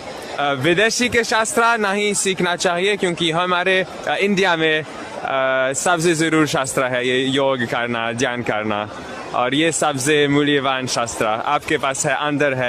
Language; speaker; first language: Hindi; non-native, learner; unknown